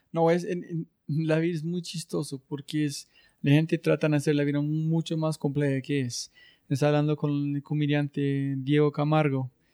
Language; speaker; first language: Spanish; non-native, learner; English